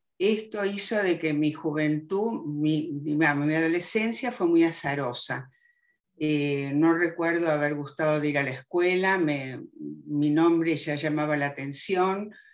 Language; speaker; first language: Spanish; early bilingual, other home language; German